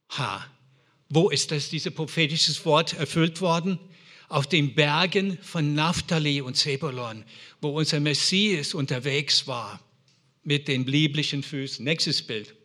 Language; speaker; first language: German; non-native, fluent; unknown